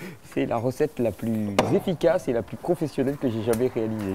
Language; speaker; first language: French; native; French